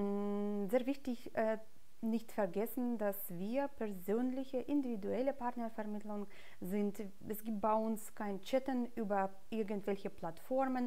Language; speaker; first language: German; non-native, fluent; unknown